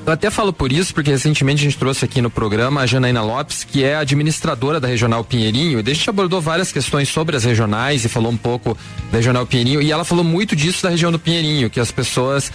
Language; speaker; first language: Portuguese; native; Portuguese